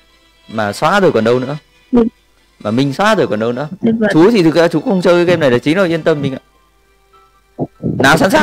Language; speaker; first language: Vietnamese; native; Vietnamese